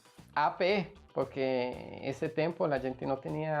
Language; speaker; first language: Portuguese; non-native, learner; Spanish